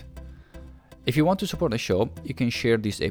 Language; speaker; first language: English; non-native, fluent; Italian